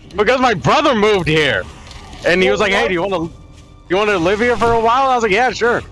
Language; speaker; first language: English; native; English